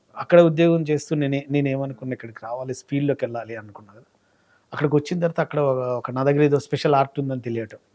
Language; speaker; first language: Telugu; native; Telugu